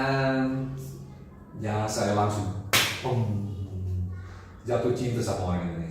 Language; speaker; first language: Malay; non-native, fluent; Dutch